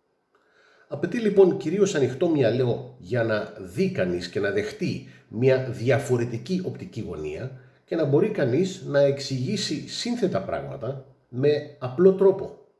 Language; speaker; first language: Greek; native; Greek